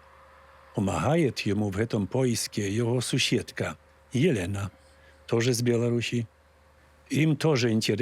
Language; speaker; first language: Polish; non-native, local second language; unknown